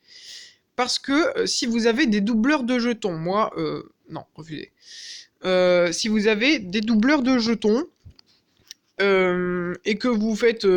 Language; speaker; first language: French; native; French